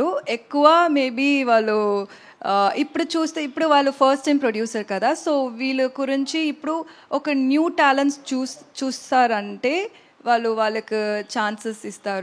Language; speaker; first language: Telugu; non-native, learner; Tamil